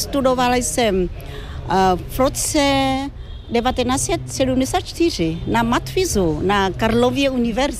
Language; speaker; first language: Czech; non-native, fluent; Vietnamese